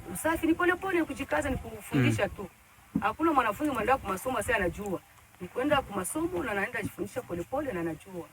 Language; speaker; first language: Swahili; native; Swahili